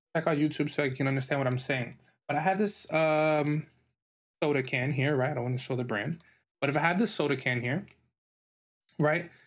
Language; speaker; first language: English; native; English